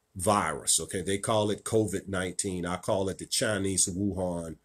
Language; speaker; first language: English; native; English